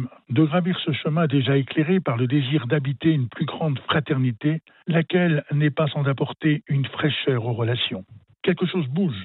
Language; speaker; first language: French; native; French